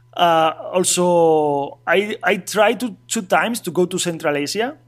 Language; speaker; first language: English; non-native, learner; Spanish